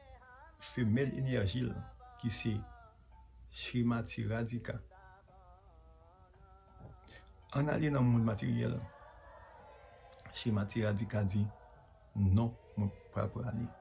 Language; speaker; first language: French; non-native, local second language; Haitian Creole